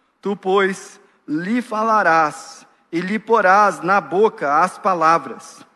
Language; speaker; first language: Portuguese; native; Portuguese